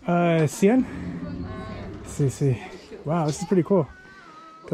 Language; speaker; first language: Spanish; non-native, learner; English